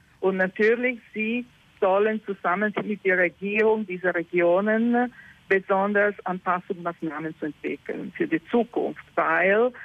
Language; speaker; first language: German; non-native, learner; Italian